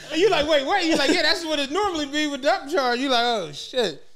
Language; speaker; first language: English; native; English